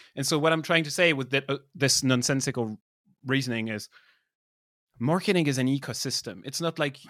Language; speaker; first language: English; non-native, fluent; French